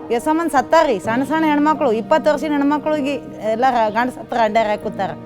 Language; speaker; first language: Kannada; native; Kannada